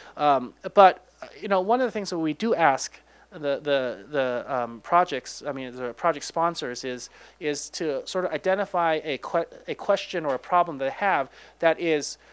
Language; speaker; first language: English; native; English